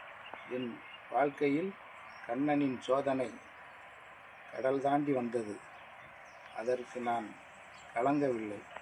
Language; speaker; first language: Tamil; native; Tamil